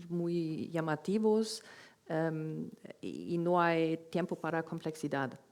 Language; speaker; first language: Spanish; non-native, fluent; German